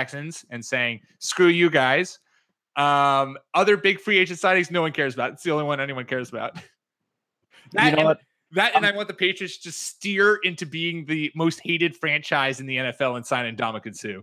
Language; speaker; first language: English; native; English